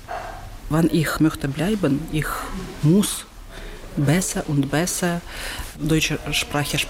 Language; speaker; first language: German; non-native, learner; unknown